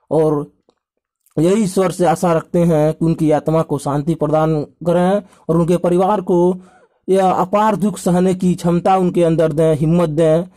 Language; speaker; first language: Hindi; native; Hindi